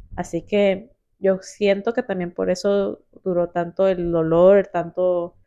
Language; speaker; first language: Spanish; early bilingual, heritage; Spanish